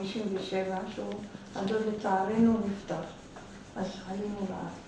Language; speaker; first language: Hebrew; non-native, fluent; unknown